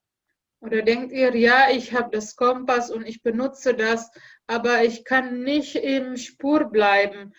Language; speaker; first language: German; non-native, learner; Indonesian